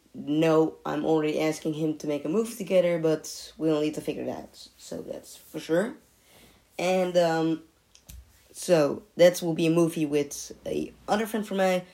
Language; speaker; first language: English; non-native, fluent; Dutch